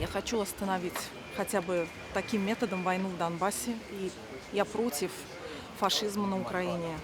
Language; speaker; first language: Russian; native; Russian